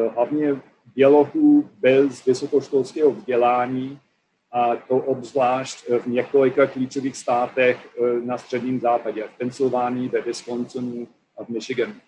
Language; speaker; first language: Czech; non-native, fluent; English